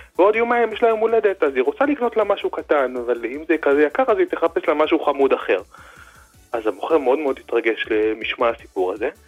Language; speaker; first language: Hebrew; native; Hebrew